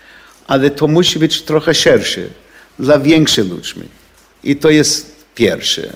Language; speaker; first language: Polish; non-native, learner; English